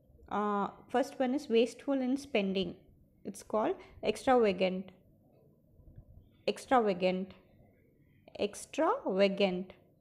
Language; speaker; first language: English; non-native, local second language; Tamil